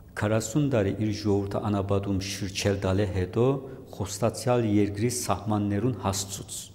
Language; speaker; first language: Armenian; native; Armenian